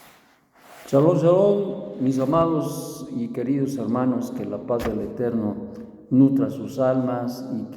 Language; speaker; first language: Spanish; native; Spanish